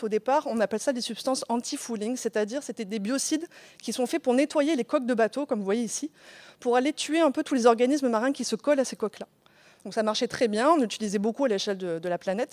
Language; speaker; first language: French; native; French